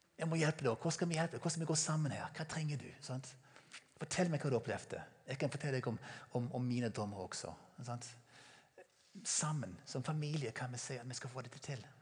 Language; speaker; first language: Norwegian; non-native, fluent; English